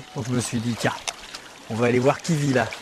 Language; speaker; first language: French; native; French